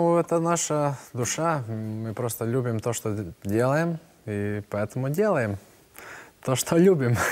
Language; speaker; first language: Russian; non-native, local second language; Latvian